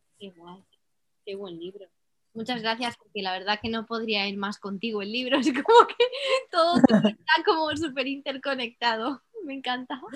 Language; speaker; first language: Spanish; native; Spanish